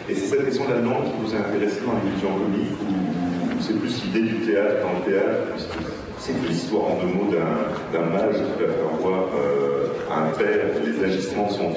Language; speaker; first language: French; native; French